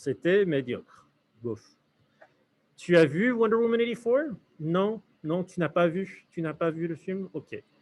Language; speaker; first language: French; non-native, fluent; English